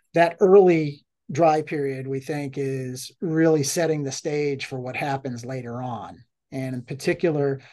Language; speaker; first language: English; native; English